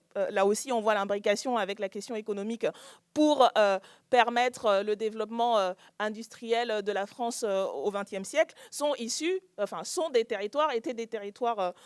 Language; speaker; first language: French; native; French